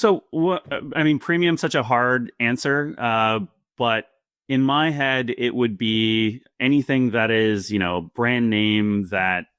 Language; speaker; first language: English; native; English